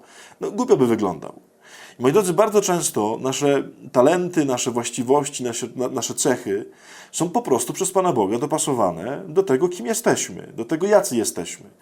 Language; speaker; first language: Polish; native; Polish